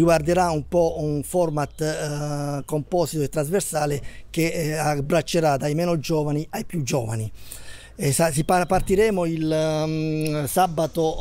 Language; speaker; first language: Italian; native; Italian